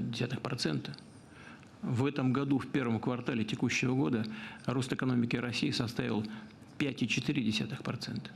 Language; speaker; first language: Russian; native; Russian